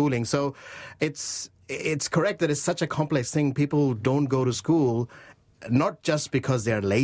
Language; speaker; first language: English; non-native, local second language; Urdu